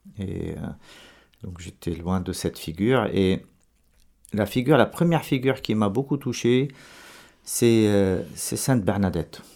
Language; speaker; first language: French; non-native, local second language; Arabic